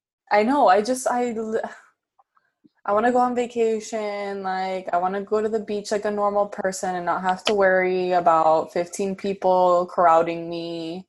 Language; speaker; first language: English; early bilingual, other home language; Spanish